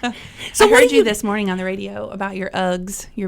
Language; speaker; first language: English; native; English